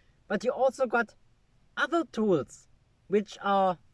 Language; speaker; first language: English; non-native, fluent; German